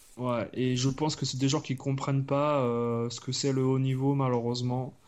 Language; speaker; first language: French; native; French